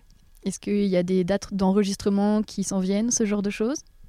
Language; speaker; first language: French; native; French